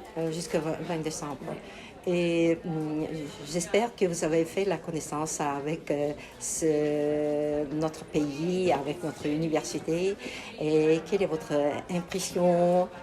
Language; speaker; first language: French; non-native, learner; Kazakh